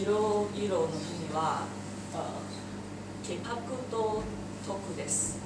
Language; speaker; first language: Japanese; non-native, learner; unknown